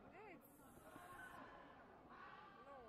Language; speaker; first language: English; non-native, learner; Bulgarian